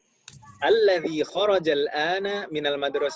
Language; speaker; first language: Arabic; non-native, fluent; Indonesian